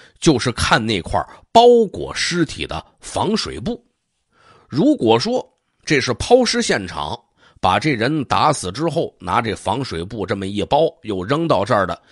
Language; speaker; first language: Chinese; native; Chinese